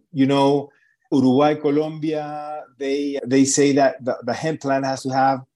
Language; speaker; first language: English; non-native, fluent; Spanish